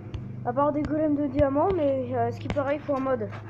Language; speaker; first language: French; native; French